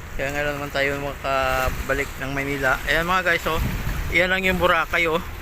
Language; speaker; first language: Filipino; non-native, local second language; Hiligaynon